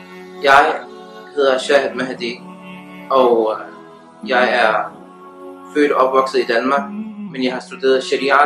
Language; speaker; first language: Danish; early bilingual, other home language; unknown